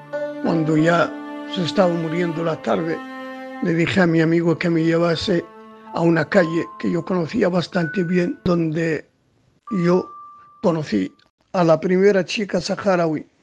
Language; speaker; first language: Spanish; non-native, local second language; Arabic